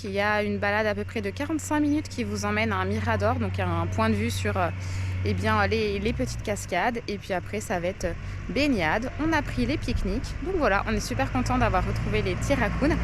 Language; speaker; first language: French; native; French